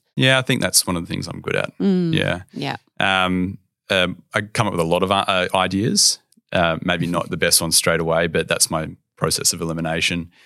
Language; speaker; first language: English; native; English